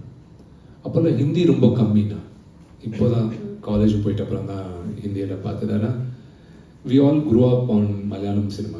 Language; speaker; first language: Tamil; non-native, local second language; Telugu